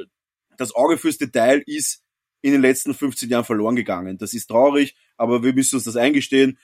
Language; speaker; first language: German; native; German